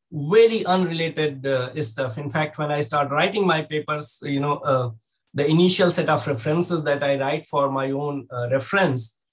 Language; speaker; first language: English; non-native, local second language; Hindi